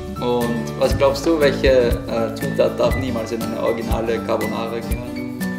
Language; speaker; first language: German; early bilingual, other home language; Italian